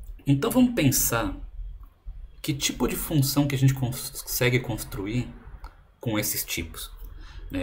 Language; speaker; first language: Portuguese; native; Portuguese